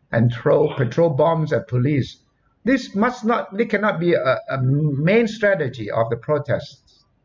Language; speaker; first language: English; non-native, fluent; Thai